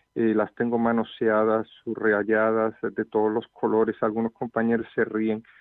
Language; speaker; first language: Spanish; native; Spanish